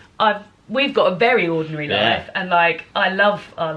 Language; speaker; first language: English; native; English